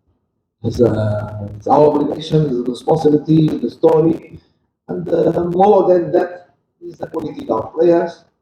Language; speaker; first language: English; non-native, learner; Portuguese